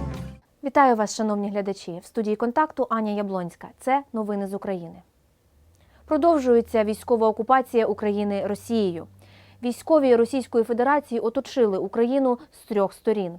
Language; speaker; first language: Ukrainian; native; Ukrainian